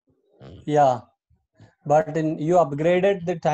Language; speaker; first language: English; non-native, local second language; Hindi